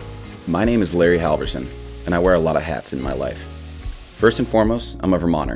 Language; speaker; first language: English; native; English